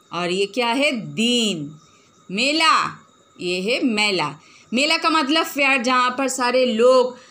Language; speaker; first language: Hindi; non-native, local second language; Bangla